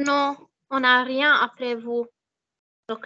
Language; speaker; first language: French; non-native, learner; Arabic